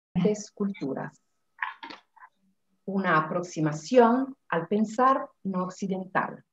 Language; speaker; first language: Spanish; non-native, fluent; Italian